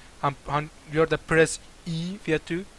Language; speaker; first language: Swedish; non-native, local second language; Turkish